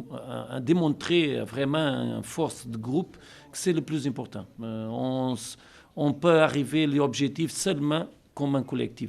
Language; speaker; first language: French; non-native, learner; Portuguese